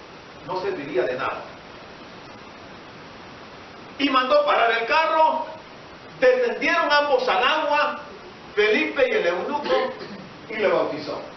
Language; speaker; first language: Spanish; native; Spanish